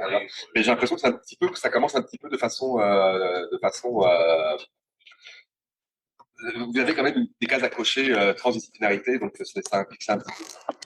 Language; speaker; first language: French; native; French